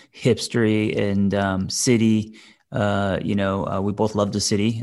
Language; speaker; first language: English; native; English